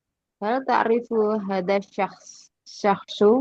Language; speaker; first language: Arabic; non-native, learner; Indonesian